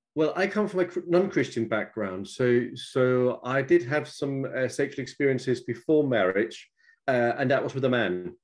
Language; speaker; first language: English; non-native, fluent; Danish